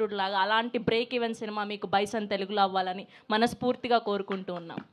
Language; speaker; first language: Telugu; native; Telugu